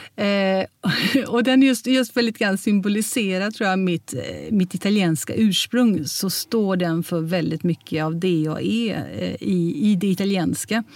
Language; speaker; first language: Swedish; early bilingual, heritage; Swedish